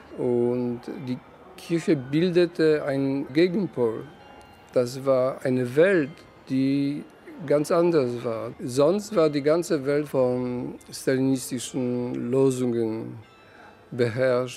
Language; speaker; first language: German; non-native, fluent; Polish